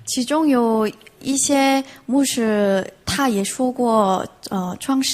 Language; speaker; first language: Chinese; non-native, fluent; Korean